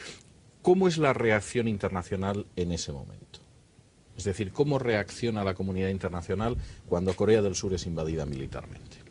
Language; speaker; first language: Spanish; native; Spanish